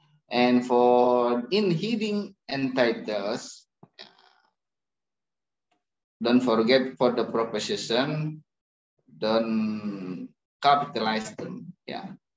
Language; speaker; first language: English; non-native, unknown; Indonesian